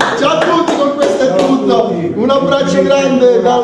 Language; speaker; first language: Italian; native; Italian